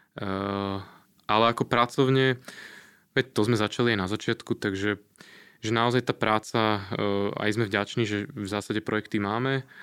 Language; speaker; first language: Slovak; native; Slovak